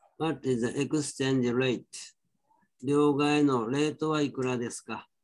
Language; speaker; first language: Japanese; native; Japanese